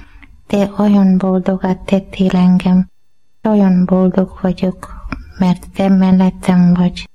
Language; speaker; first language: Hungarian; non-native, learner; Malayalam